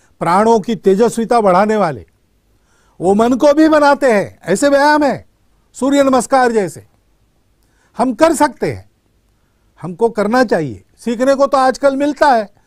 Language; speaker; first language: Hindi; non-native, local second language; Marathi